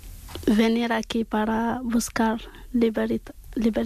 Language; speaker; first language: Spanish; non-native, learner; Arabic